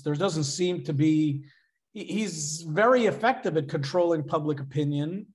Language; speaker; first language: English; native; English